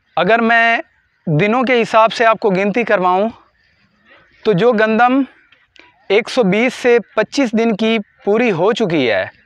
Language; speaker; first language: Urdu; non-native, local second language; Punjabi